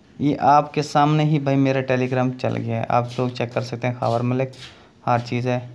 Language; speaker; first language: Urdu; native; Urdu